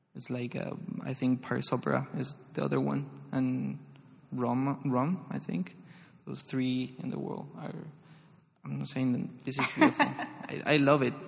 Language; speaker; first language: English; non-native, fluent; Spanish